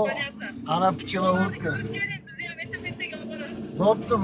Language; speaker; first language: Russian; non-native, local second language; Uzbek